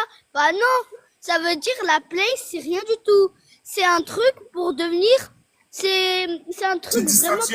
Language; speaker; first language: French; early bilingual, other home language; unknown